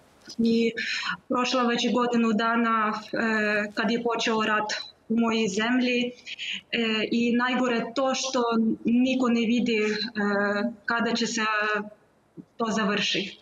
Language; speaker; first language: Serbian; non-native, learner; Ukrainian